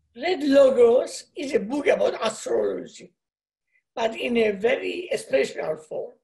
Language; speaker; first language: English; non-native, learner; Persian